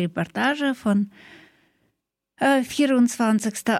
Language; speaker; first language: German; non-native, fluent; Ukrainian